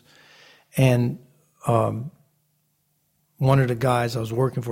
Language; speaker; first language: English; native; English